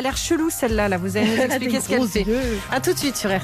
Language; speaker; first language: French; native; French